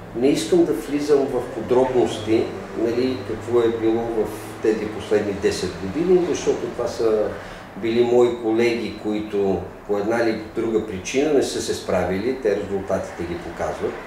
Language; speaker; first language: Bulgarian; native; Bulgarian